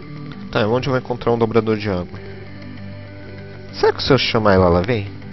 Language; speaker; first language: Portuguese; native; Portuguese